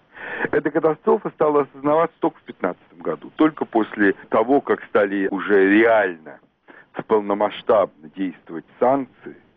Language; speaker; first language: Russian; native; Russian